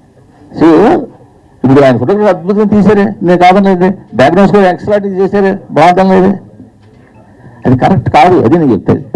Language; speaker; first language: Telugu; native; Telugu